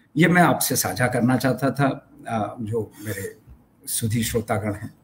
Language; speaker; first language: Hindi; native; Hindi